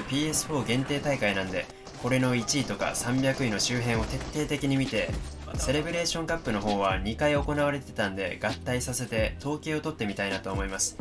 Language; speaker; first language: Japanese; native; Japanese